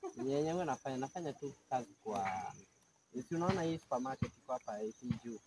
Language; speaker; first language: Swahili; native; Swahili